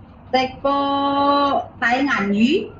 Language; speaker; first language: Cantonese; non-native, learner; Indonesian